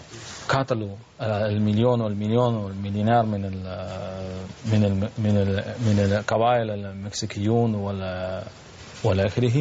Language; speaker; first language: Arabic; non-native, learner; Spanish